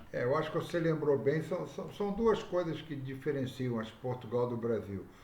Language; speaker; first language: Portuguese; native; Portuguese